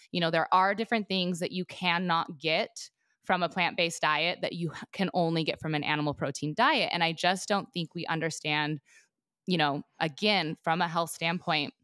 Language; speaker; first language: English; native; English